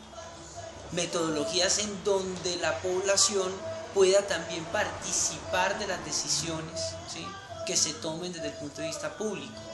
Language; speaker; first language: Spanish; native; Spanish